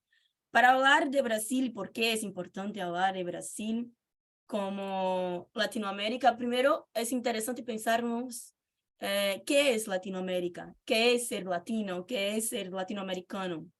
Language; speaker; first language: Spanish; non-native, fluent; Portuguese